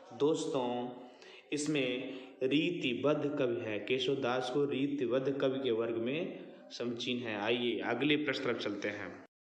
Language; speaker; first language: Hindi; native; Hindi